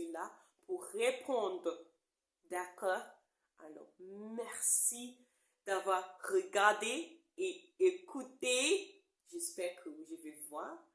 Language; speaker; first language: French; non-native, learner; English